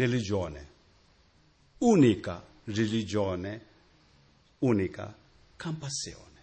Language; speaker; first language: Italian; non-native, learner; Tibetan